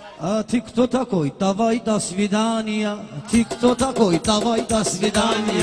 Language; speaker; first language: Russian; non-native, learner; Talysh